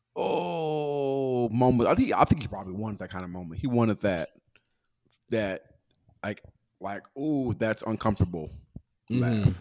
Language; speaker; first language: English; early bilingual, other home language; Yoruba